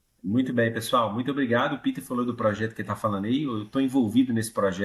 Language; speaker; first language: Portuguese; native; Portuguese